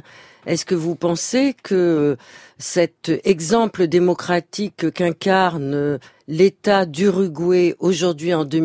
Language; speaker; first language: French; native; French